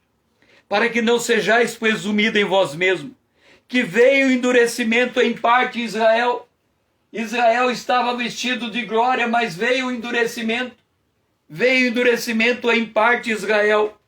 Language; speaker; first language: Portuguese; native; Portuguese